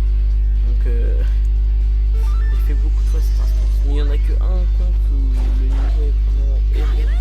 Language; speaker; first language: French; native; French